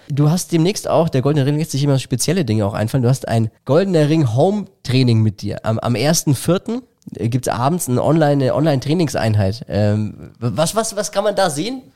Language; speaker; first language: German; native; German